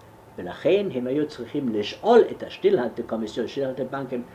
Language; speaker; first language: Hebrew; non-native, fluent; German